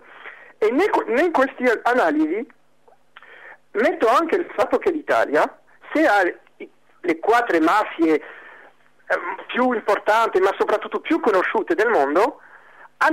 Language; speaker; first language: Italian; non-native, fluent; French